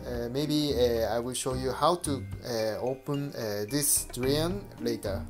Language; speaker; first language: English; non-native, fluent; Japanese